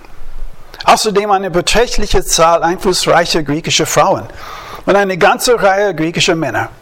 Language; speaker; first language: German; non-native, fluent; English